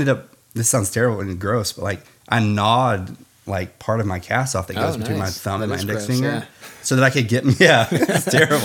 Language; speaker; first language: English; native; English